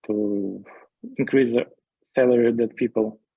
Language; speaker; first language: English; non-native, learner; Ukrainian